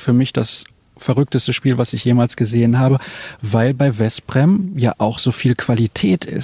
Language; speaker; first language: German; native; German